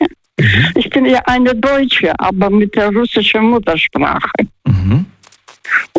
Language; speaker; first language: German; non-native, fluent; Russian